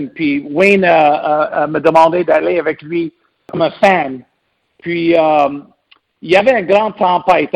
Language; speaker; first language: French; non-native, local second language; English